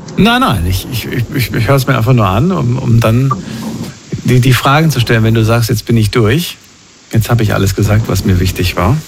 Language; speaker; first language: German; native; German